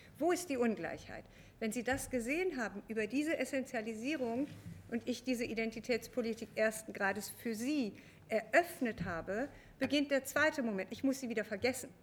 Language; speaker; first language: German; early bilingual, other home language; Persian